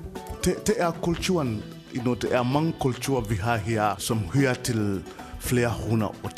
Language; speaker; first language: Danish; non-native, fluent; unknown